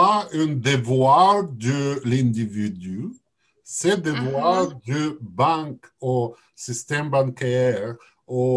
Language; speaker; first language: French; non-native, learner; Russian